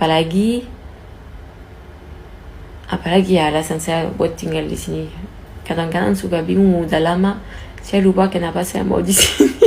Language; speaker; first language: Indonesian; non-native, fluent; French